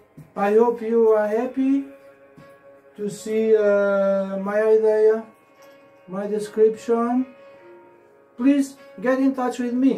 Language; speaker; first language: English; non-native, learner; Portuguese